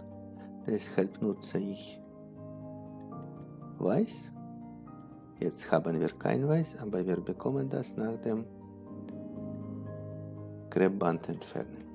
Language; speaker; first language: German; non-native, fluent; Russian